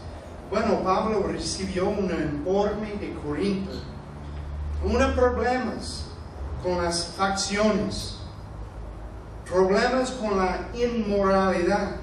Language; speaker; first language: Spanish; non-native, fluent; English